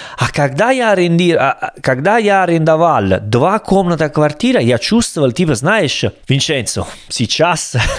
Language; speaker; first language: Russian; non-native, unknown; Italian